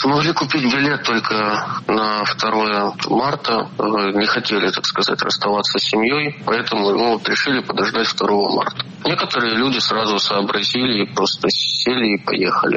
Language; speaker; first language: Russian; native; Russian